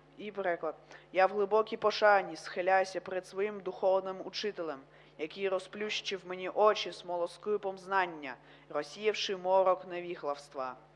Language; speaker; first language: Ukrainian; non-native, local second language; Russian